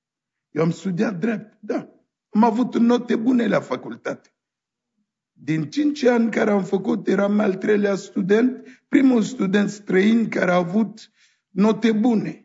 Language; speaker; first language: Romanian; non-native, fluent; French